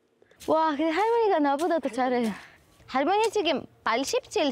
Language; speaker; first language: Korean; non-native, learner; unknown